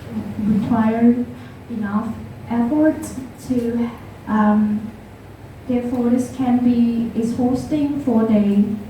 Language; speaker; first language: English; non-native, learner; Vietnamese